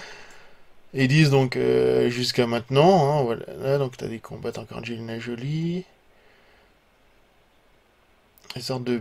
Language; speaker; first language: French; native; French